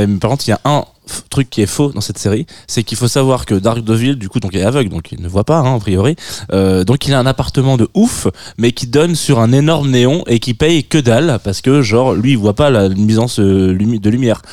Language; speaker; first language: French; native; French